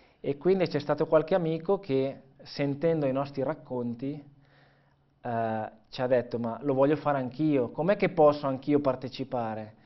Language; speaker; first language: Italian; non-native, fluent; Catalan